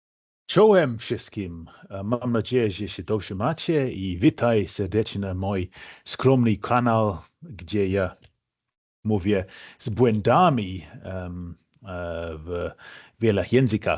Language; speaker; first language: Polish; non-native, fluent; English